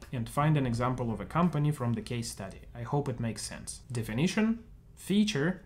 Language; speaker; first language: English; non-native, fluent; Russian